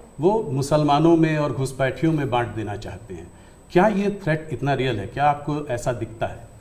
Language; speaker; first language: Hindi; native; Hindi